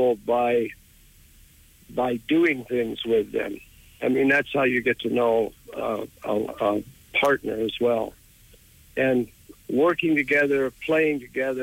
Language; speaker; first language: English; native; English